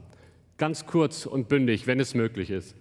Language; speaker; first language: German; native; German